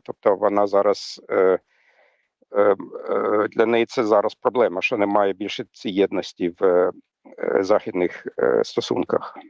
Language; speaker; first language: Ukrainian; non-native, fluent; German